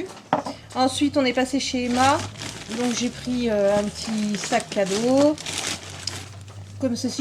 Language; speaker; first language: French; native; French